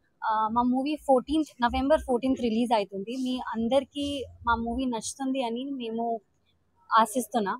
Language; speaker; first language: Telugu; non-native, learner; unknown